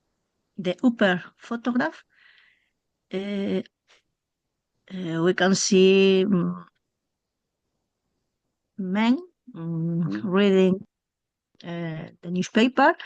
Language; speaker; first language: English; non-native, learner; Spanish